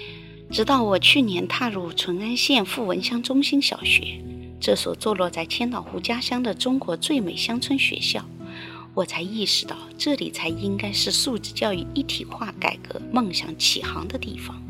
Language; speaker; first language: Chinese; native; Chinese